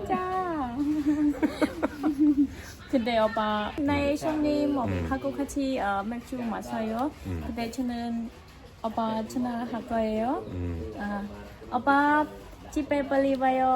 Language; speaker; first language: Korean; non-native, learner; Khmer